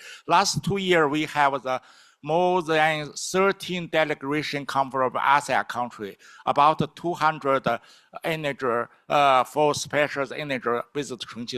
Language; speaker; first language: English; non-native, learner; Chinese